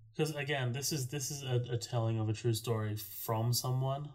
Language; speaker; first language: English; native; English